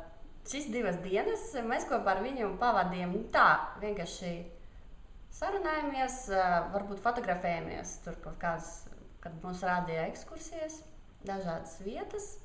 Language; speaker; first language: Latvian; non-native, local second language; Russian